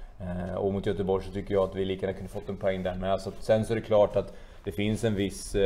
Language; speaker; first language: Swedish; native; Swedish